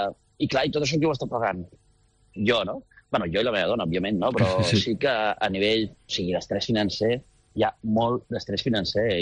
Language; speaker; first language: Catalan; native; Catalan